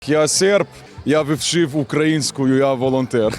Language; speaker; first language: Ukrainian; non-native, learner; Serbian